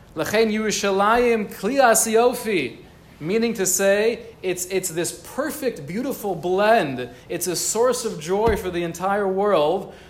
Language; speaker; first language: English; native; English